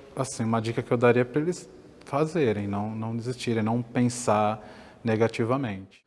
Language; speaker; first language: Portuguese; native; Portuguese